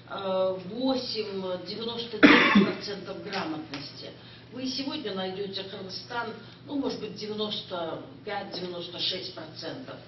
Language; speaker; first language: Russian; non-native, local second language; Kyrgyz